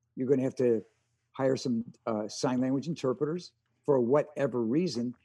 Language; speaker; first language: English; early bilingual, other home language; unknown